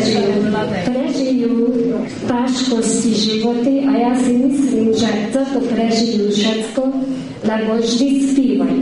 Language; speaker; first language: Slovak; native; Slovak